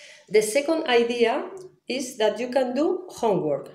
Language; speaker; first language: English; non-native, fluent; Spanish